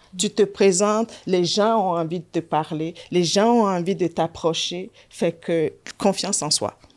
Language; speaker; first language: French; native; French